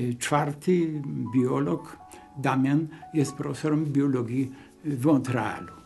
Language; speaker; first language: Polish; non-native, local second language; Kashubian